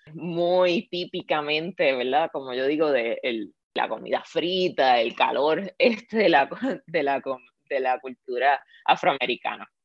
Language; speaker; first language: Spanish; native; Spanish